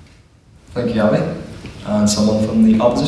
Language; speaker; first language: English; native; English